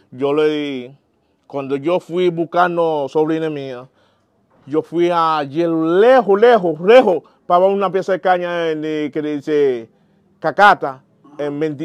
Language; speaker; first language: Spanish; non-native, learner; Haitian Creole